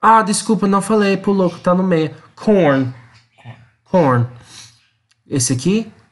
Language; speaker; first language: Portuguese; non-native, learner; English